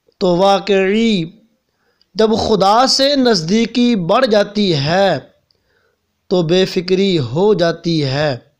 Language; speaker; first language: Urdu; native; Urdu